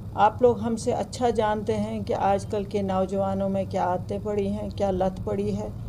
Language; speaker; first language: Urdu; non-native, local second language; Kashmiri